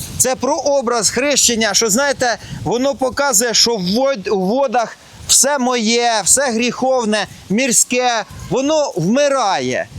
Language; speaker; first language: Ukrainian; non-native, local second language; Russian